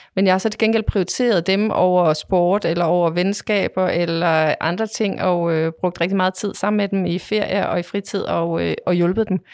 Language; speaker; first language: Danish; native; Danish